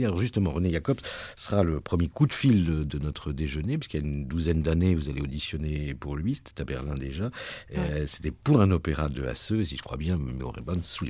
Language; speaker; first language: French; native; French